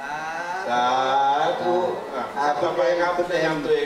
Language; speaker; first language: Thai; native; Thai